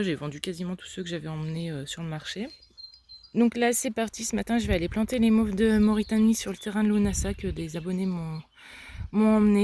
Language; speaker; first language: French; native; French